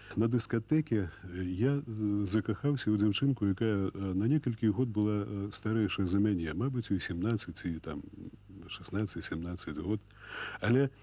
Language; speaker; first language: Belarusian; native; Belarusian